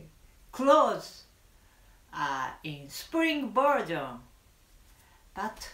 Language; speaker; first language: English; non-native, learner; Japanese